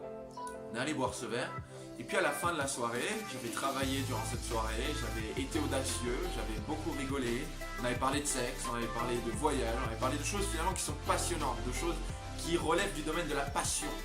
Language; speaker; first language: French; native; French